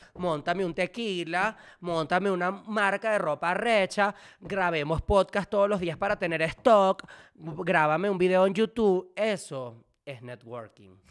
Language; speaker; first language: Spanish; native; Spanish